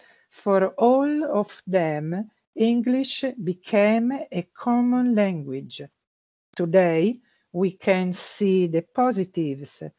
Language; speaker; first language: English; non-native, learner; Italian